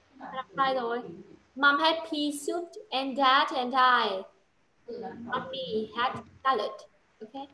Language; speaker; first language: English; non-native, fluent; Vietnamese